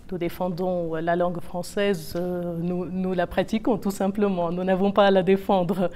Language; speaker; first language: French; non-native, local second language; Arabic